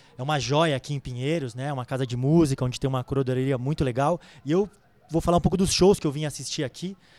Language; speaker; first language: Portuguese; native; Portuguese